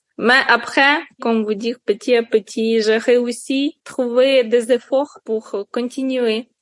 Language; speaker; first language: French; non-native, learner; Ukrainian